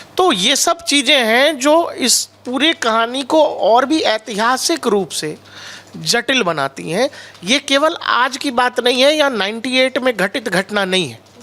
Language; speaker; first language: Hindi; native; Hindi